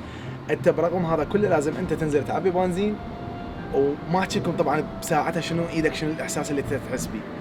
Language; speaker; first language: Arabic; native; Arabic